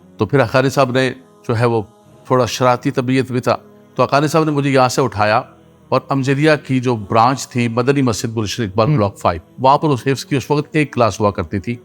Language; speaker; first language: Urdu; non-native, local second language; Gujari